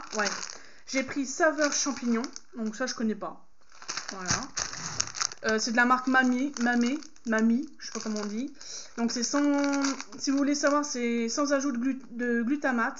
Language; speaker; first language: French; native; French